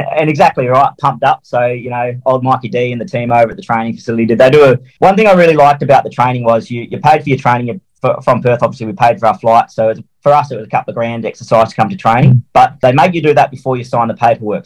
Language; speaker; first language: English; native; English